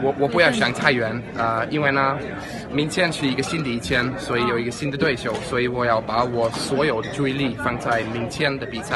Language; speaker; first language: Chinese; non-native, fluent; Danish